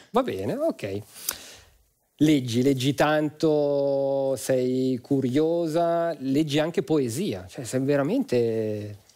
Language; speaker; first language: Italian; native; Italian